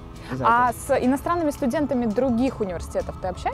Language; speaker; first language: Russian; native; Russian